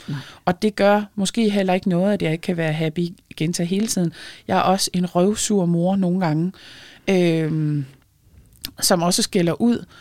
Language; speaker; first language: Danish; early bilingual, other home language; Lithuanian